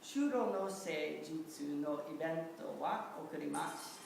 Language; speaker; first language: Japanese; non-native, learner; English